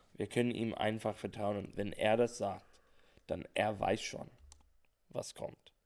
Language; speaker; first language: German; non-native, fluent; English